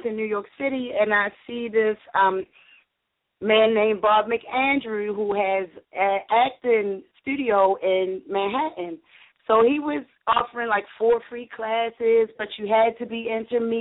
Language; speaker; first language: English; native; English